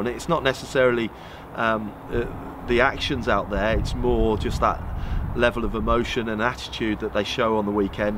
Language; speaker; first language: English; native; English